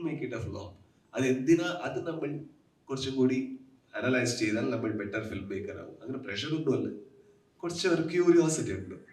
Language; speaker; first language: Malayalam; non-native, learner; Kannada